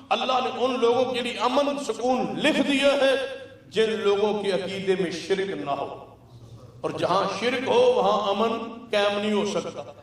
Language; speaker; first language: Urdu; non-native, local second language; Punjabi